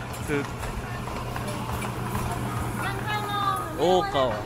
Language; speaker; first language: Japanese; native; Japanese